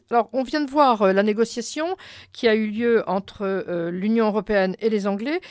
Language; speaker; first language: French; native; French